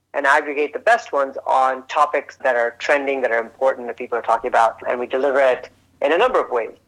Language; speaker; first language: English; early bilingual, other home language; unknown